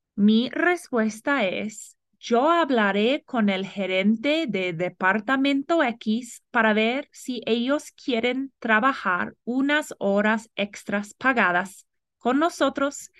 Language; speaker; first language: Spanish; non-native, fluent; English